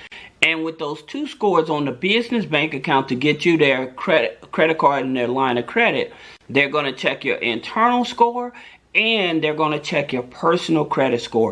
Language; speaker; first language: English; native; English